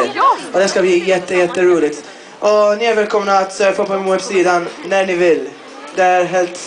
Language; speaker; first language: Swedish; non-native, fluent; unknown